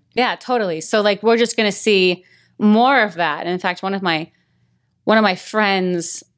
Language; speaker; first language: English; native; English